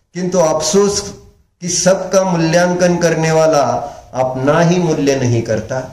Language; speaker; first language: Hindi; non-native, local second language; Marathi